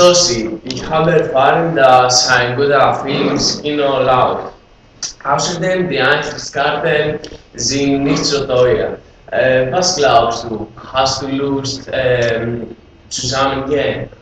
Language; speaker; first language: German; non-native, learner; Greek